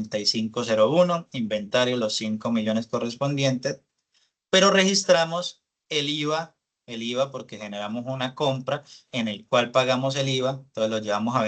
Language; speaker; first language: Spanish; native; Spanish